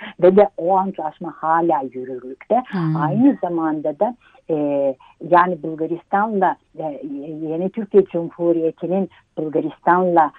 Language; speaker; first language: Turkish; early bilingual, heritage; Turkish